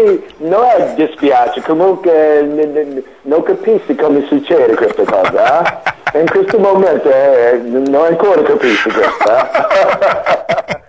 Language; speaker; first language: Italian; non-native, learner; English